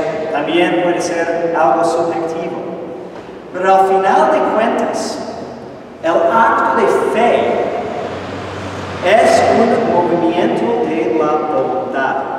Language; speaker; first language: Spanish; non-native, fluent; English